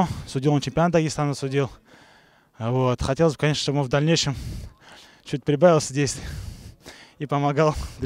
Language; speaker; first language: Russian; native; Russian